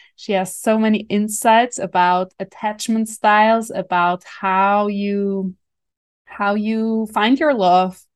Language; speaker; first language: English; non-native, fluent; German